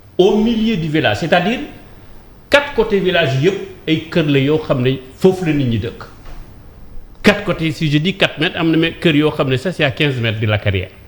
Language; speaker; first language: Wolof; non-native, local second language; Jola-Fonyi